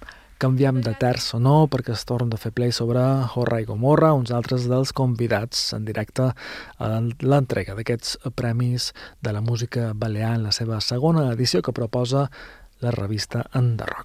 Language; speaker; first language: Catalan; native; Catalan